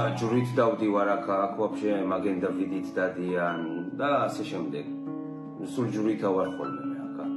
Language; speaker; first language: Georgian; early bilingual, heritage; Georgian